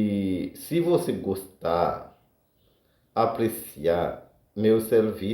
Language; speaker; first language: Portuguese; non-native, learner; Haitian Creole